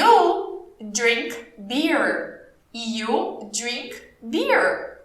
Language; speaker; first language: English; non-native, fluent; Portuguese